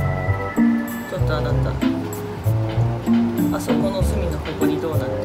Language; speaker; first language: Japanese; native; Japanese